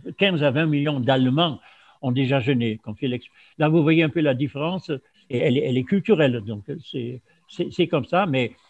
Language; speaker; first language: French; non-native, fluent; German